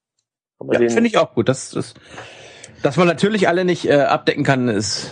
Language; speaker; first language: German; native; German